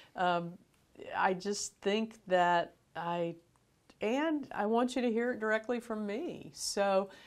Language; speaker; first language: English; native; English